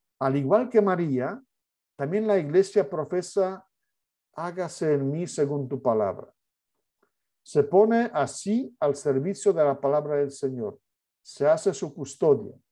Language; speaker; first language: Spanish; non-native, fluent; Polish